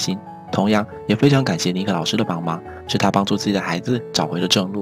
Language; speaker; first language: Chinese; native; Chinese